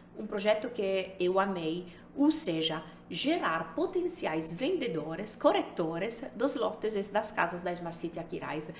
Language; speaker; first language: Portuguese; non-native, fluent; Italian